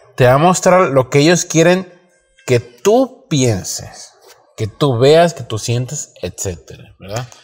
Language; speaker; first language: Spanish; native; Spanish